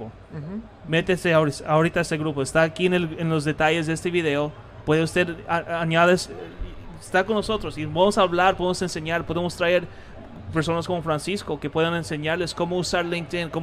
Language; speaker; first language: Spanish; early bilingual, heritage; Spanish